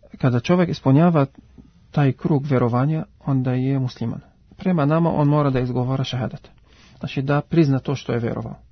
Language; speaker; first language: Serbian; non-native, fluent; Arabic